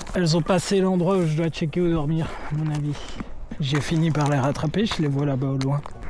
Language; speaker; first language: French; native; French